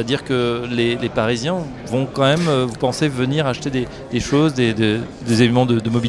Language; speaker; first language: French; native; French